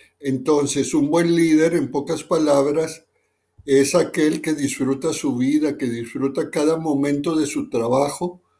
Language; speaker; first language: Spanish; native; Spanish